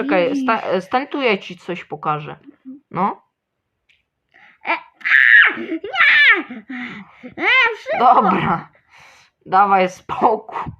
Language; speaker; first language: Polish; early bilingual, other home language; Ukrainian